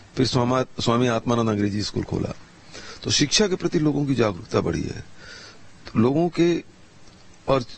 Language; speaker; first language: Hindi; native; Hindi